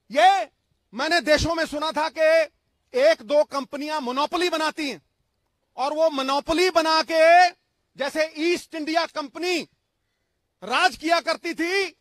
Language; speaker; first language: Hindi; non-native, local second language; Punjabi